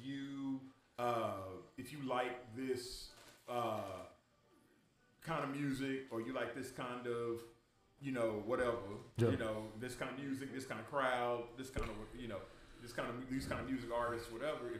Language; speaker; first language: English; native; English